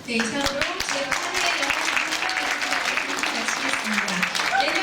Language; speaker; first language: Korean; native; Korean